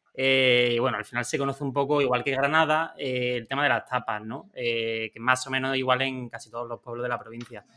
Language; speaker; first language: Spanish; native; Spanish